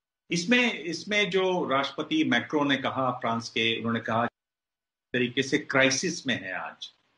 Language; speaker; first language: Hindi; native; Hindi